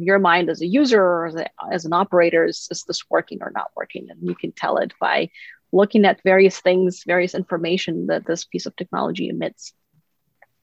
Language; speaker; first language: English; non-native, fluent; Kazakh